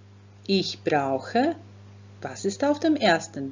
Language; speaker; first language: German; non-native, fluent; Croatian